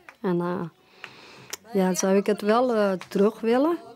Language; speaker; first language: Dutch; non-native, fluent; Persian